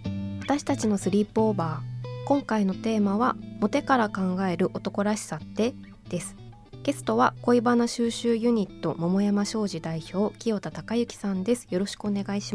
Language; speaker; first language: Japanese; native; Japanese